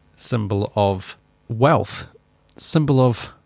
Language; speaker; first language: English; native; English